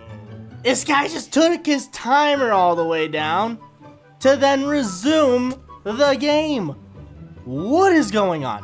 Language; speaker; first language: English; native; English